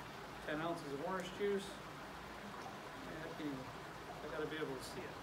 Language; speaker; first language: English; native; English